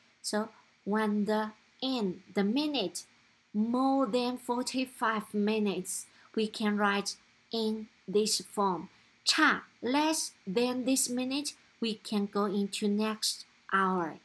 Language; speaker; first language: English; non-native, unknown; Chinese